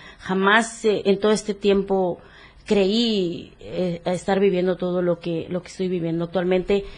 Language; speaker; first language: Spanish; native; Spanish